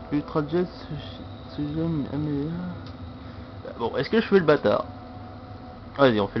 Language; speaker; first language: French; native; French